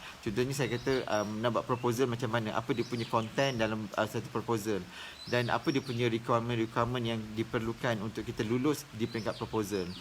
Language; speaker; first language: Malay; native; Malay